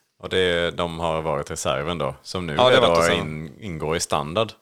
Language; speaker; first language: Swedish; native; Swedish